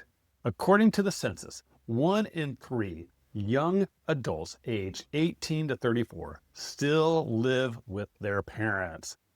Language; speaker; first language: English; native; English